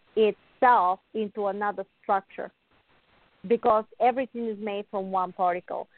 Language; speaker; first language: English; non-native, fluent; Bulgarian